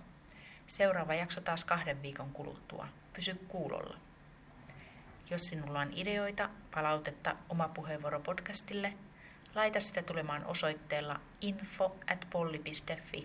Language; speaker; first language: Finnish; native; Finnish